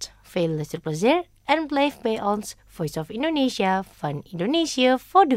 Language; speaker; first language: Dutch; non-native, learner; Indonesian